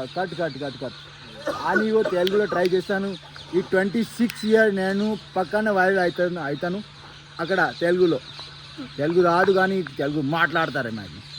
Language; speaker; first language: Telugu; non-native, local second language; Hindi